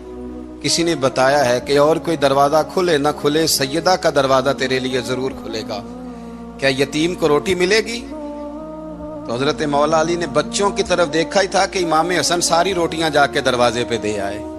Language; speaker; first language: Urdu; native; Urdu